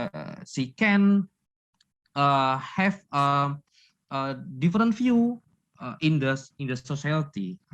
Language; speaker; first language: English; non-native, learner; Indonesian